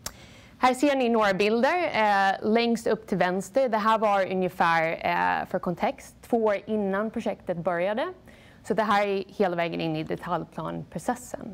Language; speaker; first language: Swedish; non-native, fluent; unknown